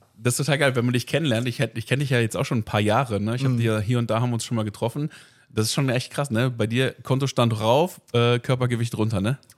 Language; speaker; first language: German; native; German